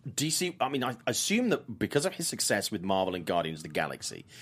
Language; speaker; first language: English; native; English